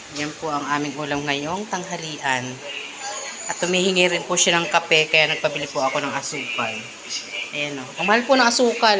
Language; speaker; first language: Filipino; native; Filipino